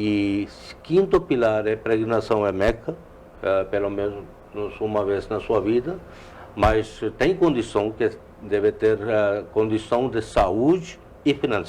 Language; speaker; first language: Portuguese; non-native, fluent; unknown